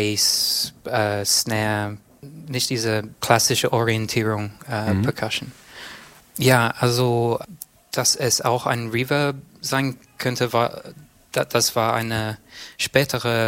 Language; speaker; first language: German; non-native, learner; English